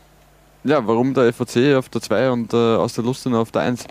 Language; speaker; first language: German; native; German